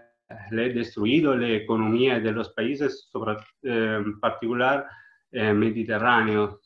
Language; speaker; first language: Spanish; non-native, learner; Italian